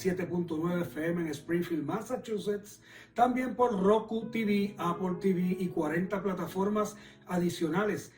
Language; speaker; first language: Spanish; native; Spanish